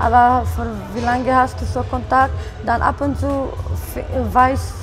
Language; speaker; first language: German; non-native, learner; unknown